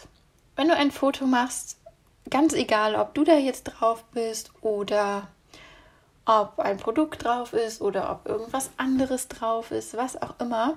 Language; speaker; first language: German; native; German